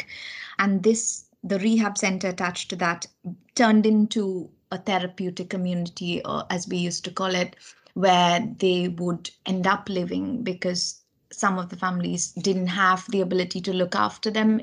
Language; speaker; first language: English; non-native, local second language; Malayalam